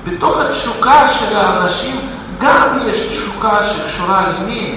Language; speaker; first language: Hebrew; non-native, fluent; Russian